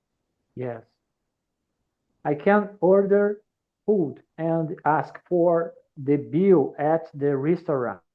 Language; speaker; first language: English; non-native, learner; Portuguese